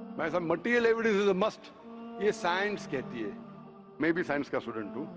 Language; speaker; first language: Hindi; non-native, local second language; Konkani